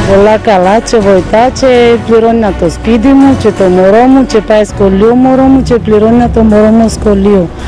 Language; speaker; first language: Greek; non-native, learner; Bulgarian